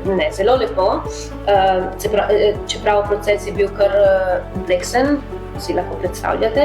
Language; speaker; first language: Slovenian; early bilingual, heritage; Slovenian